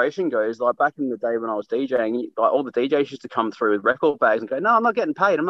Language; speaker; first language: English; native; English